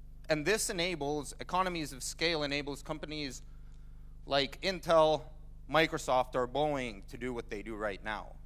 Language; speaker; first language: English; non-native, fluent; Finnish